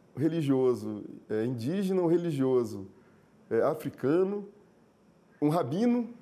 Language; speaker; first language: Portuguese; native; Portuguese